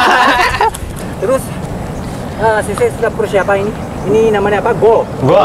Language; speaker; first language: Indonesian; non-native, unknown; Japanese